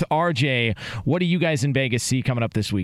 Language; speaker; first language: English; native; English